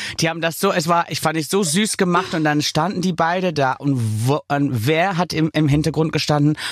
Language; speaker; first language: German; non-native, fluent; English